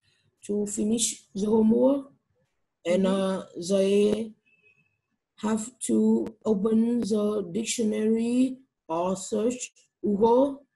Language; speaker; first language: English; non-native, learner; Vietnamese